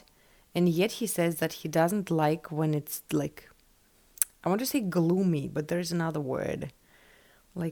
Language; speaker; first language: English; non-native, fluent; Russian